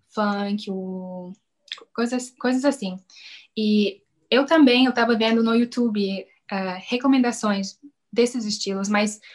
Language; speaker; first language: Portuguese; non-native, fluent; English